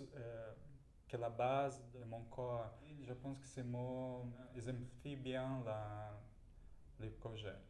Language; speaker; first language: French; non-native, fluent; Portuguese